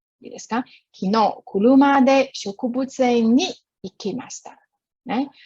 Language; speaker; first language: Japanese; non-native, fluent; Chinese